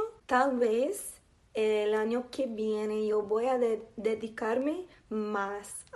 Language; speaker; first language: Spanish; non-native, learner; English